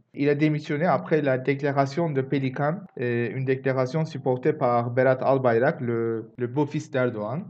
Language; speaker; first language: French; non-native, learner; Turkish